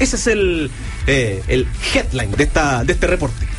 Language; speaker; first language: Spanish; native; Spanish